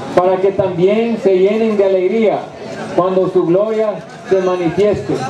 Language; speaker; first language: Spanish; non-native, fluent; English